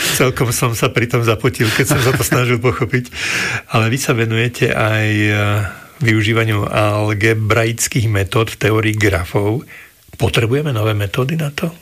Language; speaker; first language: Slovak; native; Slovak